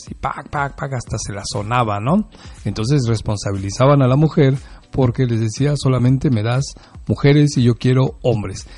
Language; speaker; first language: Spanish; native; Spanish